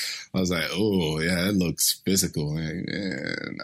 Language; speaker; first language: English; native; English